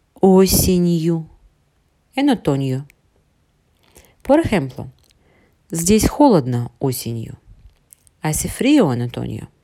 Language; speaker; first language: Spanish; non-native, fluent; Russian